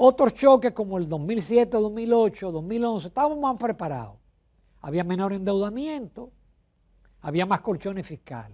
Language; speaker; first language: Spanish; native; Spanish